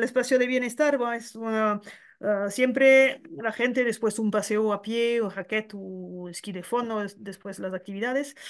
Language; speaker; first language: Spanish; non-native, learner; French